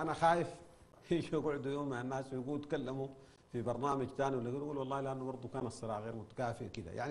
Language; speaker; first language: Arabic; native; Arabic